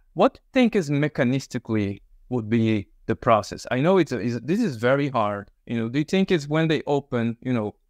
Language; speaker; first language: English; early bilingual, other home language; Portuguese